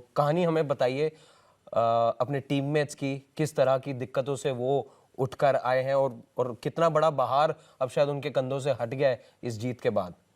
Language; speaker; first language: Hindi; native; Hindi